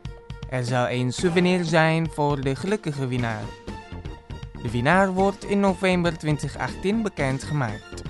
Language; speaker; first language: Dutch; non-native, learner; Indonesian